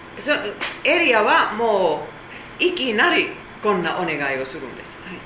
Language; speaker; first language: Japanese; non-native, fluent; Korean